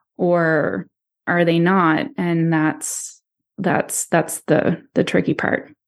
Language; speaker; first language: English; native; English